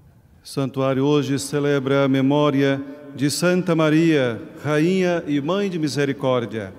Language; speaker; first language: Portuguese; native; Portuguese